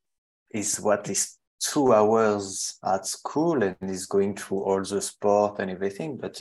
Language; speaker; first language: English; non-native, learner; French